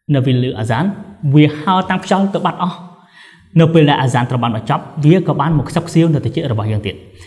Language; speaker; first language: Khmer; non-native, local second language; Eastern Cham